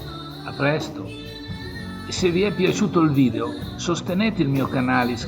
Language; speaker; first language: Italian; native; Italian